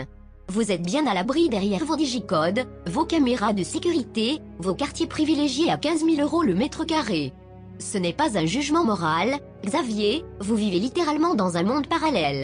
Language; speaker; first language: French; native; French